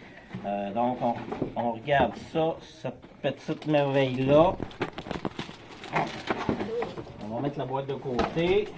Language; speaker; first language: French; native; French